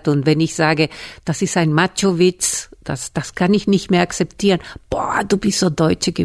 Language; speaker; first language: German; non-native, fluent; Spanish